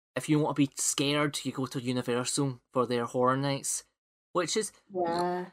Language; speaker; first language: English; native; English